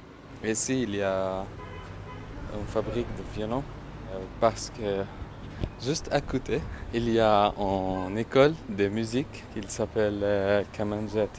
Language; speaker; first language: French; non-native, fluent; Arabic